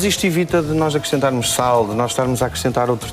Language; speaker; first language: Portuguese; native; Portuguese